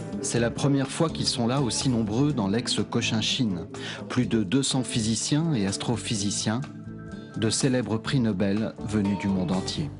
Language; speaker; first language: French; native; French